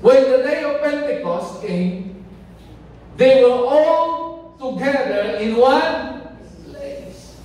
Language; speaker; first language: English; non-native, local second language; Filipino